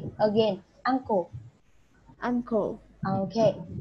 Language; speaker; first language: English; non-native, learner; Vietnamese